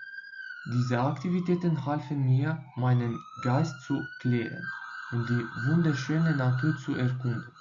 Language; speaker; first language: German; non-native, fluent; Albanian